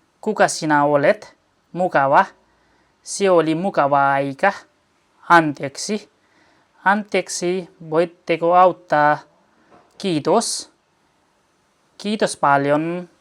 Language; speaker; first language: Finnish; non-native, learner; Nepali